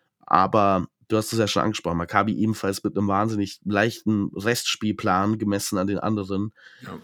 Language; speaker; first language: German; native; German